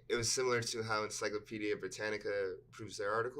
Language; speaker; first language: English; native; English